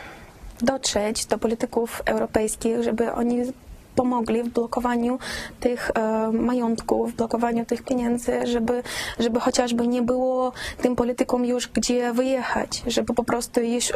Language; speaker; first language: Polish; non-native, fluent; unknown